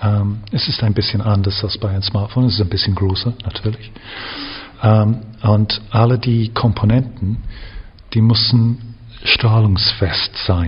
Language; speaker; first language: German; non-native, fluent; English